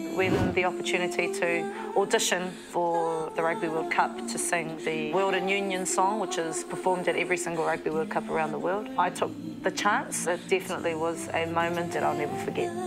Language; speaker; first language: English; native; English